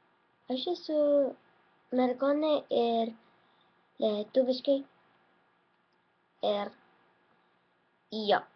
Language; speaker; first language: Lithuanian; early bilingual, heritage; Lithuanian